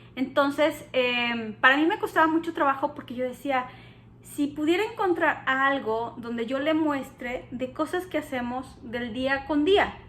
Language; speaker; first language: Spanish; native; Spanish